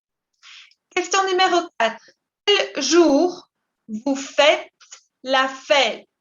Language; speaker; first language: French; non-native, fluent; Spanish